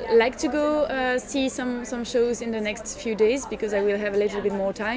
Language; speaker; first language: English; non-native, fluent; French